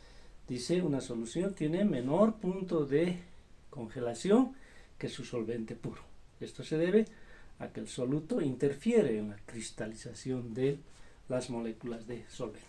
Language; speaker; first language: Spanish; native; Spanish